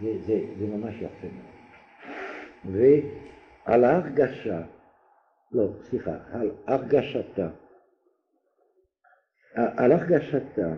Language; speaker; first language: Hebrew; non-native, fluent; French